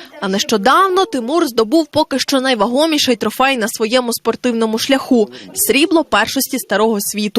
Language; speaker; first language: Ukrainian; native; Ukrainian